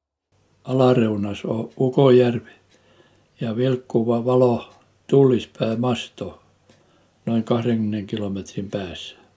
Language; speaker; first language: Finnish; native; Finnish